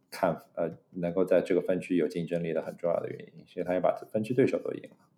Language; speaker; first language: Chinese; native; Chinese